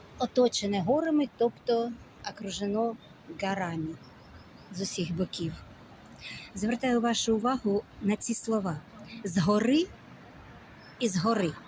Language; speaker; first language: Ukrainian; non-native, local second language; Russian